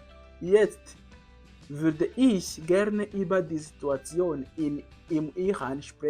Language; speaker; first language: German; non-native, learner; Kinyarwanda